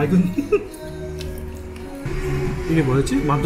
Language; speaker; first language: Korean; native; Korean